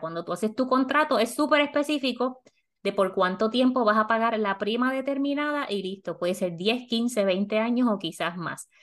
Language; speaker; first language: Spanish; native; Spanish